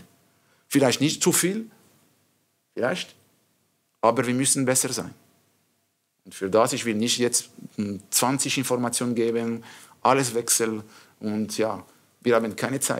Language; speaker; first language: German; non-native, learner; French